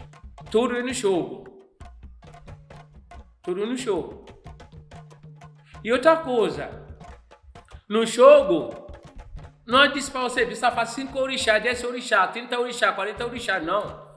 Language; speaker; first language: Portuguese; non-native, learner; Yoruba